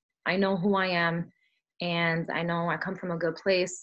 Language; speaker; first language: English; early bilingual, other home language; Spanish